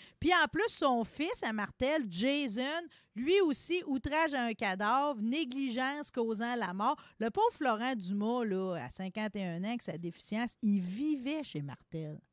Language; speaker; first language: French; native; French